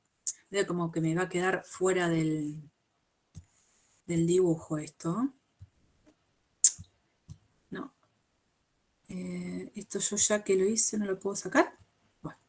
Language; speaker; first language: Spanish; native; Spanish